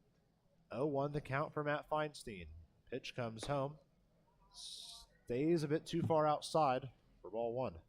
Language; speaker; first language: English; native; English